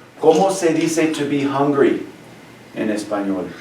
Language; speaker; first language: Spanish; non-native, fluent; English